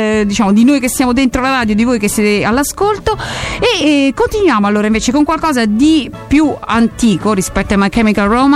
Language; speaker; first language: Italian; native; Italian